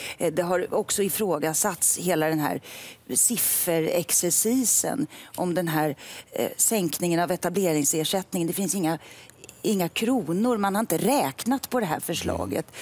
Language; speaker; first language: Swedish; native; Swedish